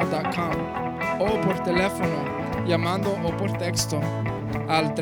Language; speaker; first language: Spanish; native; Spanish